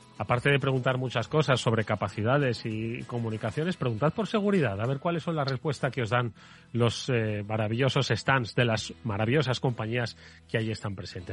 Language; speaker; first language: Spanish; native; Spanish